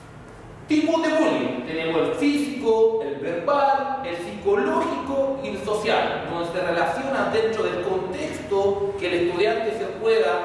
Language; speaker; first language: Spanish; native; Spanish